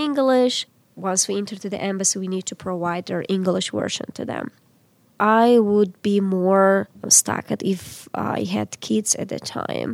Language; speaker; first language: English; non-native, fluent; Uzbek